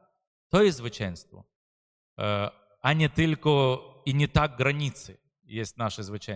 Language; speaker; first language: Polish; non-native, fluent; Ukrainian